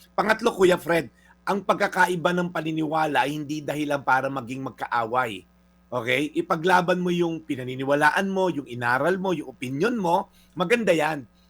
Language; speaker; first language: Filipino; native; Filipino